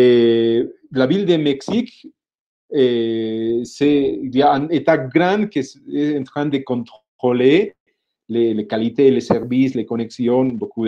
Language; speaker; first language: French; non-native, fluent; Spanish